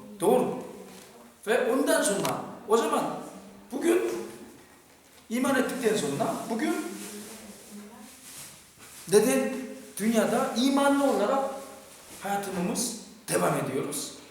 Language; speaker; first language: Turkish; non-native, fluent; Korean